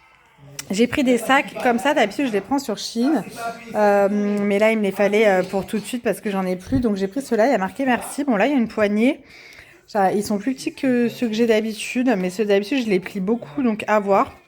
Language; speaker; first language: French; native; French